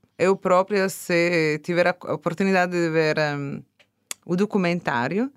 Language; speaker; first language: Portuguese; non-native, fluent; Italian